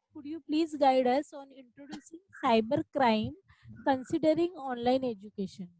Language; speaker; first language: English; non-native, local second language; Marathi